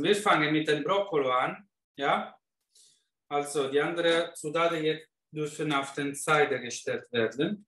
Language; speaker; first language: German; non-native, fluent; Italian